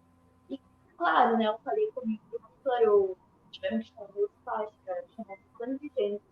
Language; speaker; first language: Portuguese; early bilingual, other home language; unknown